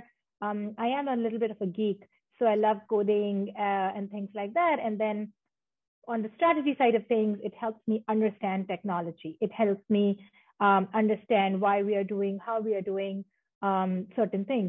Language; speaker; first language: English; non-native, local second language; Hindi